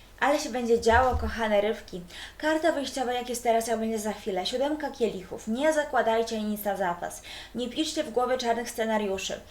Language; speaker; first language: Polish; native; Polish